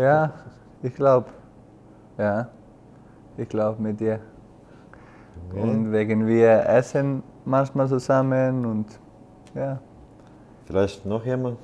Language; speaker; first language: German; non-native, fluent; Icelandic